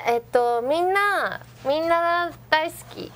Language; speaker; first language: Japanese; non-native, learner; Chinese